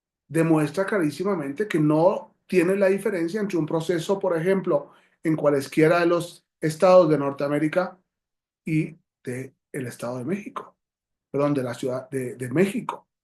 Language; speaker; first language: Spanish; native; Spanish